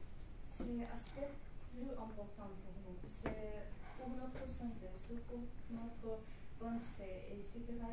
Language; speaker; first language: French; non-native, learner; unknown